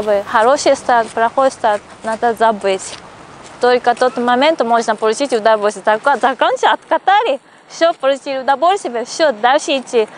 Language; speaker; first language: Russian; non-native, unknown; Japanese